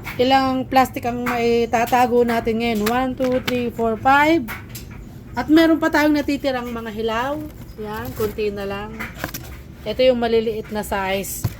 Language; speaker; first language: Filipino; native; Filipino